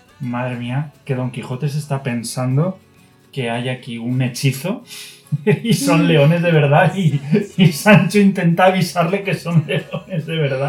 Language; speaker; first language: Spanish; native; Spanish